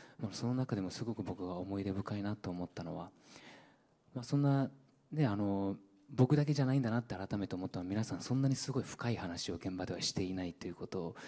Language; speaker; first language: Japanese; early bilingual, other home language; Burmese